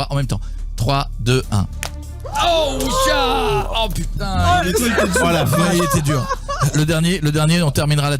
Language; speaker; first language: French; native; French